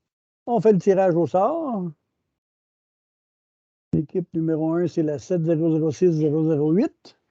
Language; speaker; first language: French; native; French